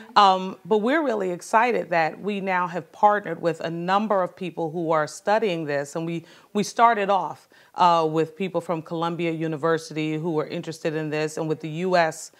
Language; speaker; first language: English; native; English